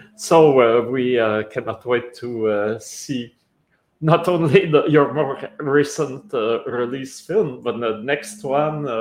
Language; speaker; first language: English; non-native, local second language; French